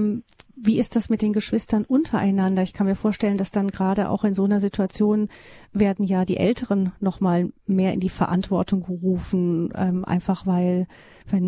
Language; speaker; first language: German; native; German